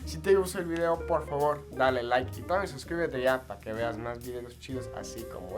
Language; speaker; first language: Spanish; non-native, fluent; English